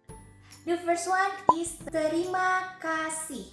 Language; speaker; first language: English; non-native, fluent; Indonesian